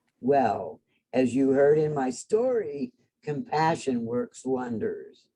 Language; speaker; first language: English; native; English